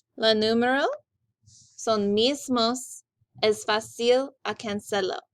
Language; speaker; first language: Spanish; non-native, learner; English